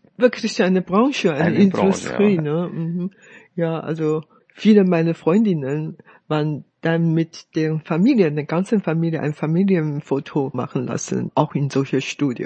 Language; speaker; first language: German; non-native, fluent; Chinese